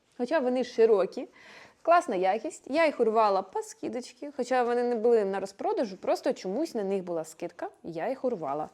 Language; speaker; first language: Ukrainian; non-native, local second language; Russian